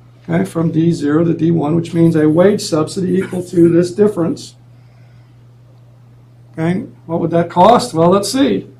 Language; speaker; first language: English; native; English